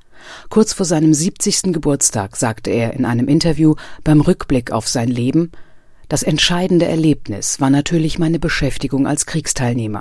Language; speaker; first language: German; native; German